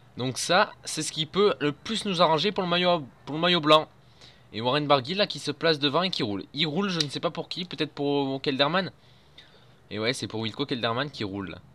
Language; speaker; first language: French; native; French